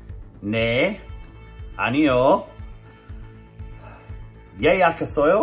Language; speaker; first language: Korean; non-native, learner; English